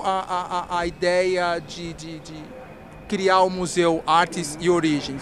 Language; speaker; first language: Portuguese; native; Portuguese